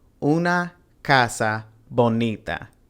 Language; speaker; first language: Spanish; non-native, fluent; English